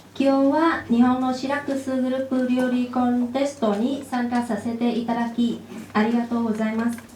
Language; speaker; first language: Japanese; non-native, fluent; Vietnamese